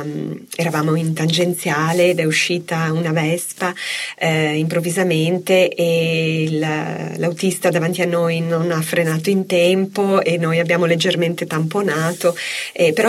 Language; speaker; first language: Italian; native; Italian